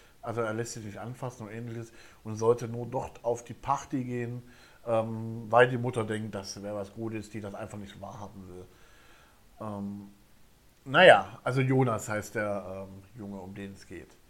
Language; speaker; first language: German; native; German